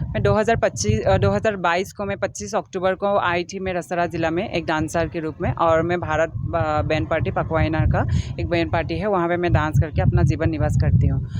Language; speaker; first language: Hindi; non-native, local second language; Assamese